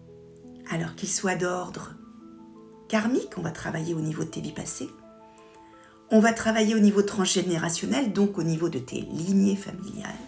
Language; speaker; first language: French; native; French